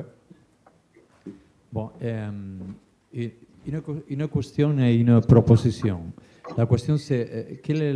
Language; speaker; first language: French; non-native, learner; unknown